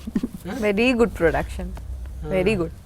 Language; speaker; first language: Telugu; non-native, learner; Bangla